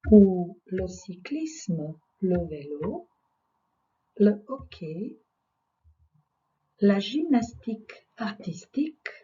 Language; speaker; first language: French; non-native, fluent; Croatian